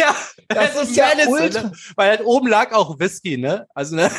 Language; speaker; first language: German; native; German